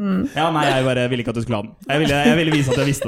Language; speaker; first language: Norwegian; native; Norwegian